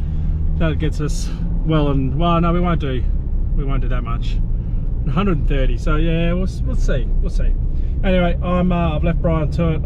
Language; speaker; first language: English; native; English